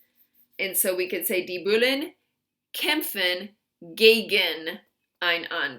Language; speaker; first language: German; non-native, fluent; English